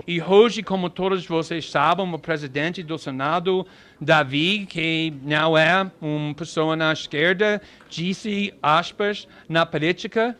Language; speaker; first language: Portuguese; non-native, fluent; English